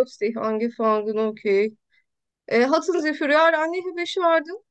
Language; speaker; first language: German; non-native, learner; Turkish